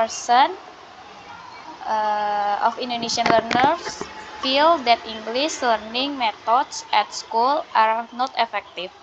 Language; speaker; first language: English; non-native, learner; Indonesian